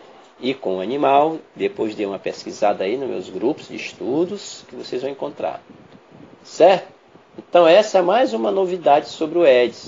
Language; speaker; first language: Portuguese; native; Portuguese